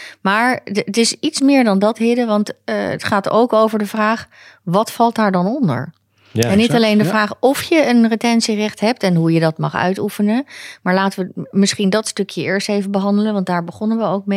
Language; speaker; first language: Dutch; native; Dutch